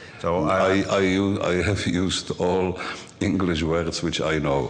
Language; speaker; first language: English; non-native, learner; Czech